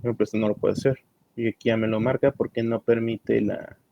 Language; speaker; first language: Spanish; native; Spanish